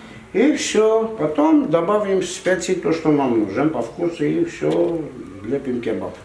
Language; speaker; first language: Russian; non-native, fluent; Armenian